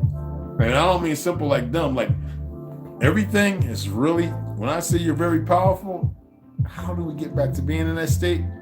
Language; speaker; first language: English; native; English